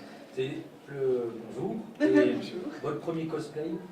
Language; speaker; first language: French; native; French